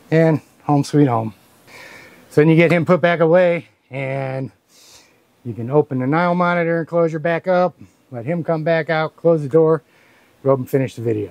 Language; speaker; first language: English; native; English